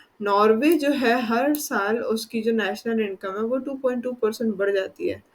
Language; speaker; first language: Hindi; non-native, local second language; Gujarati